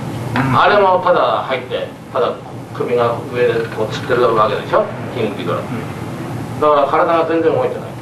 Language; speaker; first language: Japanese; native; Japanese